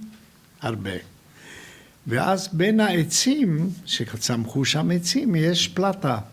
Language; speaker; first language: Hebrew; non-native, fluent; Hungarian